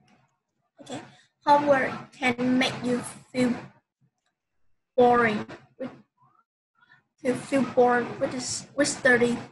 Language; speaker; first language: English; non-native, learner; Vietnamese